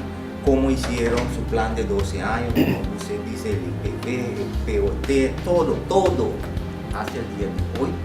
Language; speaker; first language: Spanish; non-native, fluent; Papiamento